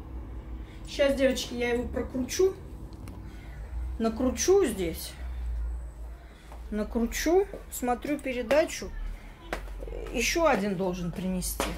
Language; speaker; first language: Russian; native; Russian